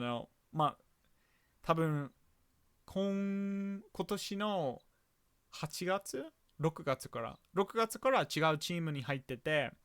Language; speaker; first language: Japanese; non-native, fluent; English